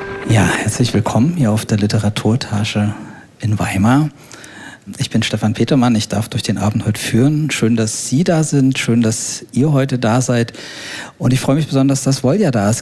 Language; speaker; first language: German; native; German